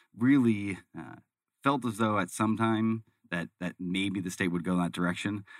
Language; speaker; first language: English; native; English